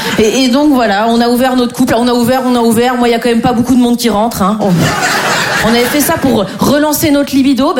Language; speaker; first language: French; native; French